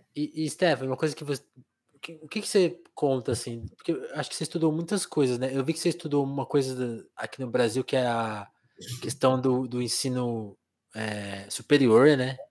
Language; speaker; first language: Portuguese; native; Portuguese